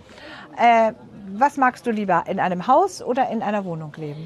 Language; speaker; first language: German; native; German